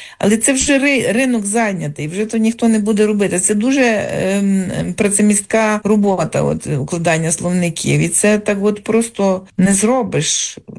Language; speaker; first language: Ukrainian; native; Ukrainian